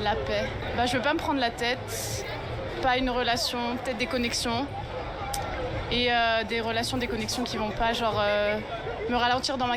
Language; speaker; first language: French; native; French